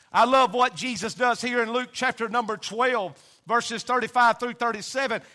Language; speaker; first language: English; native; English